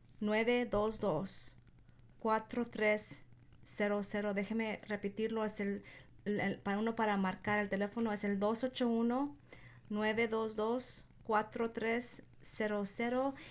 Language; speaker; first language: Spanish; early bilingual, heritage; Spanish